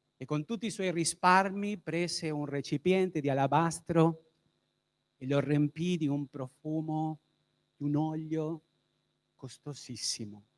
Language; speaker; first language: Italian; non-native, fluent; Spanish